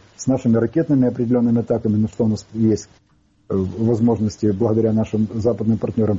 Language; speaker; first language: Russian; non-native, local second language; Ukrainian